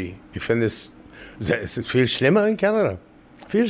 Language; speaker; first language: German; non-native, fluent; English